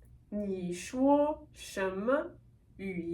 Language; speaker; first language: Chinese; non-native, fluent; French